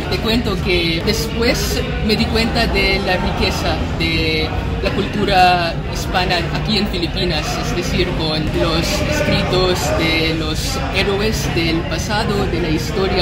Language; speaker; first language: Spanish; non-native, fluent; Filipino